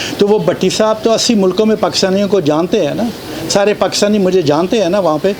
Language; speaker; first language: Urdu; non-native, local second language; Punjabi